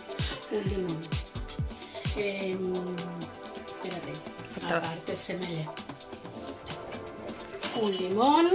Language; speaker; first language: Spanish; native; Spanish